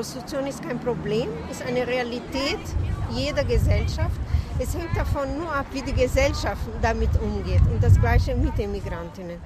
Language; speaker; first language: German; non-native, fluent; Portuguese